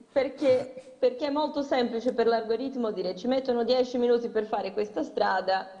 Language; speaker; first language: Italian; non-native, fluent; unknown